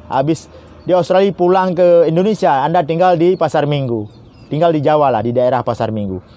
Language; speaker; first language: Indonesian; non-native, local second language; Achinese